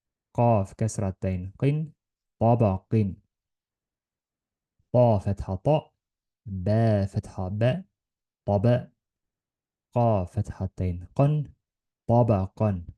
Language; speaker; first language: Arabic; non-native, learner; Estonian